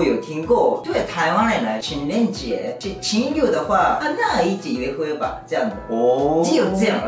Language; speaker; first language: Chinese; non-native, learner; Japanese